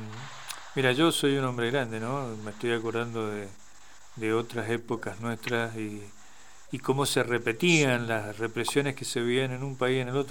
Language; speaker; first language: Spanish; native; Spanish